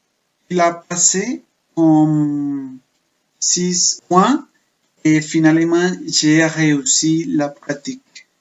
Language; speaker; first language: French; non-native, fluent; Spanish